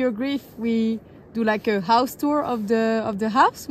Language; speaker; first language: English; non-native, fluent; French